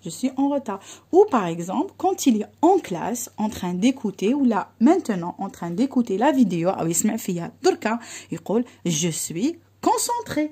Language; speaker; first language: French; non-native, local second language; Arabic